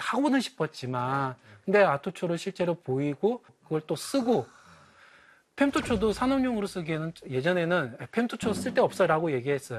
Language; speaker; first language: Korean; native; Korean